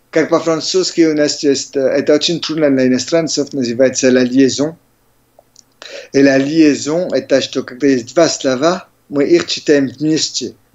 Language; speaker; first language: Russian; non-native, learner; French